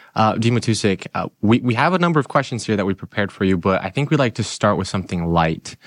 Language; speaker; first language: English; non-native, fluent; Portuguese